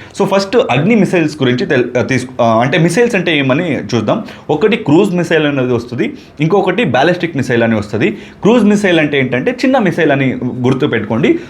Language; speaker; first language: Telugu; non-native, local second language; Kannada